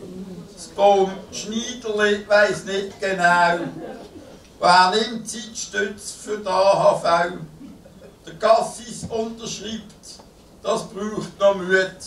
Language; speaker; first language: German; native; German